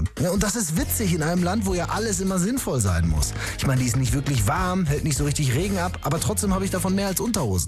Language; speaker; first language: German; native; German